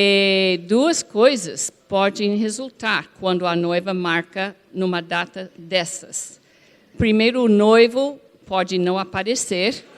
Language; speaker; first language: Portuguese; non-native, fluent; English